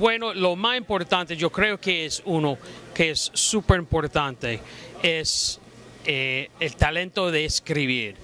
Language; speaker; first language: Spanish; non-native, fluent; English